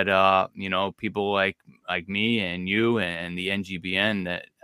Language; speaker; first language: English; native; English